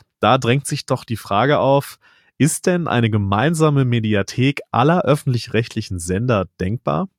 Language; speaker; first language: German; native; German